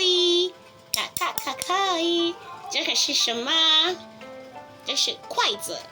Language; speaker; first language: Chinese; non-native, learner; English